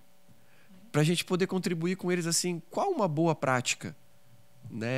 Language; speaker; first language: Portuguese; native; Portuguese